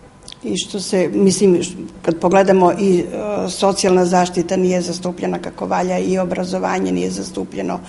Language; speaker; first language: Serbian; native; Serbian